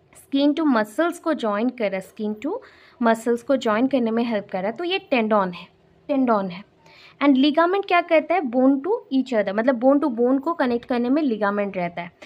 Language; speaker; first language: Hindi; non-native, local second language; Odia